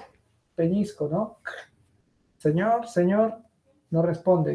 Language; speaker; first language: Spanish; native; Spanish